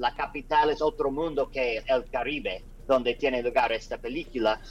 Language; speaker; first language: Spanish; non-native, learner; English